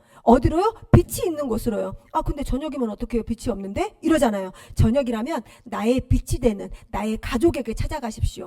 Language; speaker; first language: Korean; native; Korean